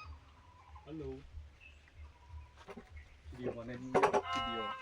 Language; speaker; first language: English; non-native, learner; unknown